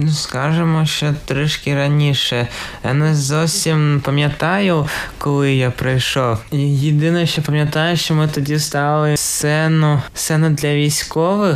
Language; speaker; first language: Ukrainian; non-native, local second language; Russian